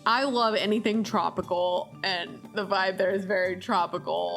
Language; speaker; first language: English; native; English